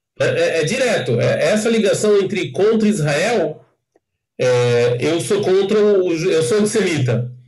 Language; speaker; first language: Portuguese; native; Portuguese